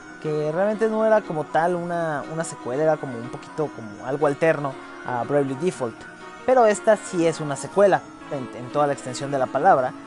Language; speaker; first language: Spanish; native; Spanish